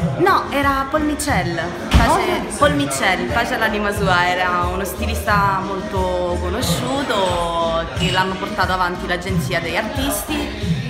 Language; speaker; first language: Italian; non-native, fluent; Romanian